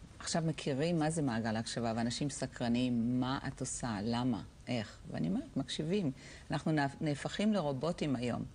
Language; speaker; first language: Hebrew; native; Hebrew